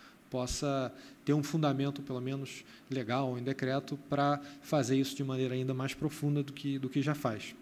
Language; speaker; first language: Portuguese; native; Portuguese